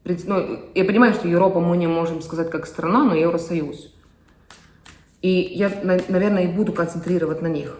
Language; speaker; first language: Russian; non-native, fluent; Estonian